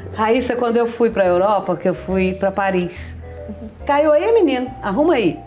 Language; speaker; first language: Portuguese; native; Portuguese